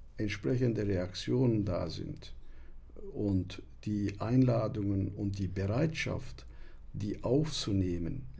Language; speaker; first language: German; non-native, fluent; Turkish